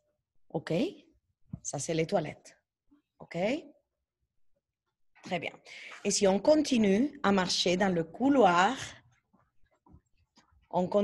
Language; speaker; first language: French; non-native, fluent; Spanish